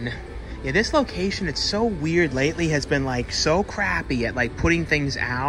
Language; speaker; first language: English; native; English